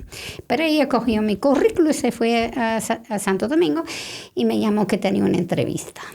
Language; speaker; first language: Spanish; non-native, fluent; English